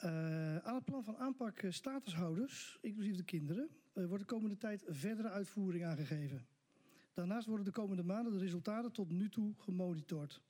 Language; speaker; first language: Dutch; native; Dutch